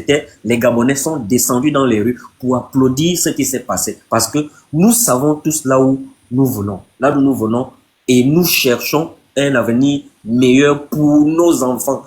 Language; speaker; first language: French; non-native, local second language; Fang